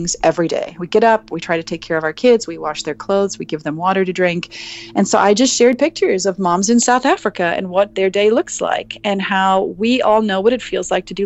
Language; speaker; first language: English; native; English